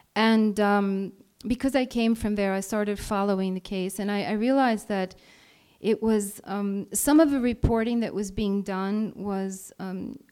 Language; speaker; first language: English; non-native, fluent; Italian